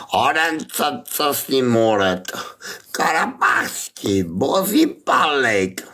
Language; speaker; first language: Russian; non-native, learner; Armenian